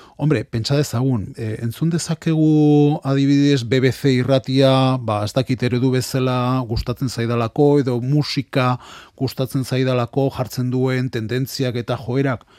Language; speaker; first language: Basque; non-native, local second language; Spanish